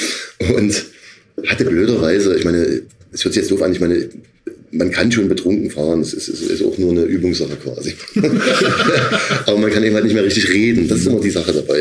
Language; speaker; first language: German; native; German